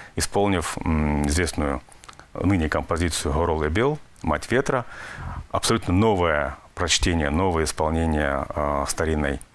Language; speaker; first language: Russian; native; Russian